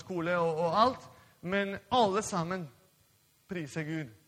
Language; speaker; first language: Norwegian; non-native, fluent; Spanish